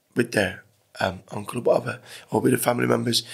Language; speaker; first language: English; early bilingual, other home language; Persian